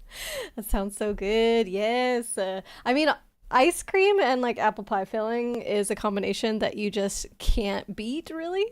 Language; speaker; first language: English; native; English